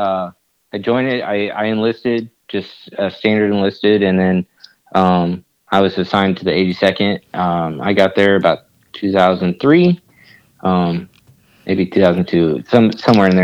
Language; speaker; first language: English; native; English